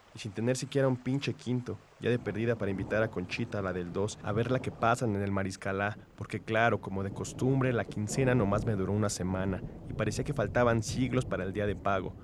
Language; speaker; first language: Spanish; native; Spanish